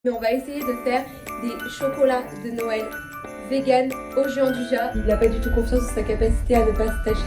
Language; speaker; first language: French; native; French